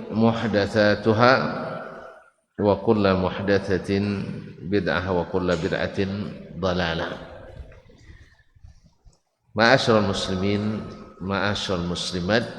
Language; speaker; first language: Arabic; non-native, fluent; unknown